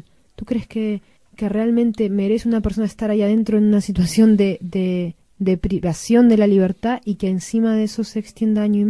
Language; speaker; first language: Spanish; native; Spanish